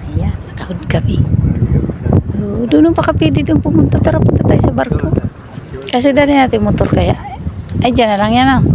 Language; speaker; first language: Filipino; native; Filipino